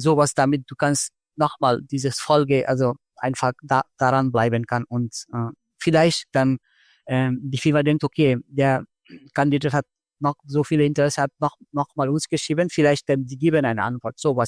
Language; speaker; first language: German; non-native, fluent; Bangla